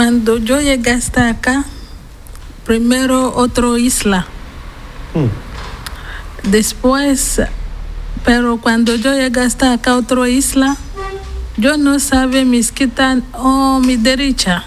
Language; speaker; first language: Spanish; non-native, learner; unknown